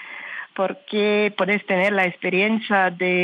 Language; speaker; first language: Spanish; non-native, learner; Russian